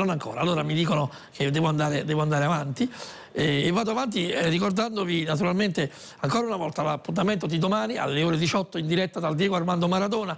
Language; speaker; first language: Italian; native; Italian